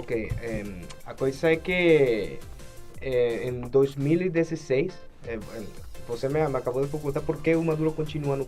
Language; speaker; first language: Portuguese; non-native, fluent; Spanish